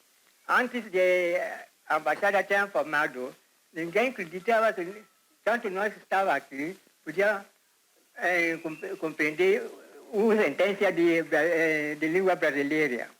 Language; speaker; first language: Portuguese; early bilingual, heritage; Portuguese